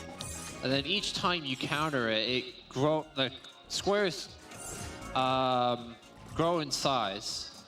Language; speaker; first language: English; native; English